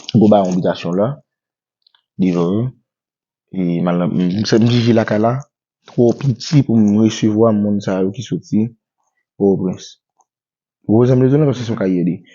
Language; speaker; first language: Haitian Creole; native; Haitian Creole